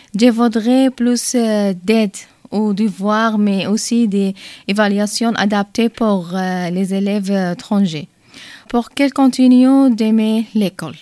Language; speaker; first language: French; non-native, learner; Arabic